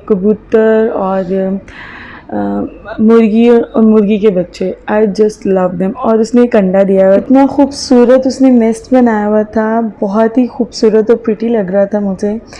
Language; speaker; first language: Urdu; native; Urdu